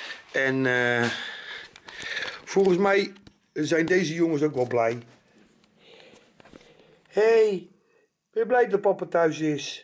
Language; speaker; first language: Dutch; native; Dutch